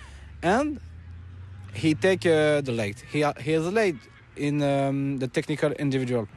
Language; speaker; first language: English; non-native, learner; French